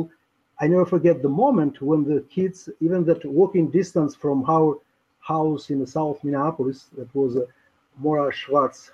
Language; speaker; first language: English; non-native, fluent; Albanian